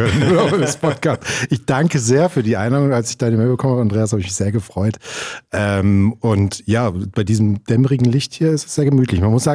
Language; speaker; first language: German; native; German